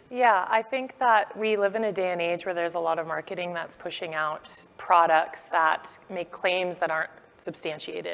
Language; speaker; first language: English; native; English